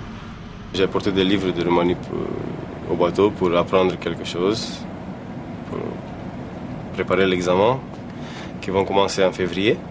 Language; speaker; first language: French; non-native, fluent; Romanian